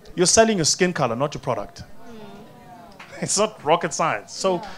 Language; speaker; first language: English; non-native, local second language; Zulu